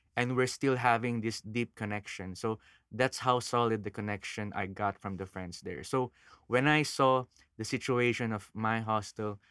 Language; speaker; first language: English; non-native, local second language; Filipino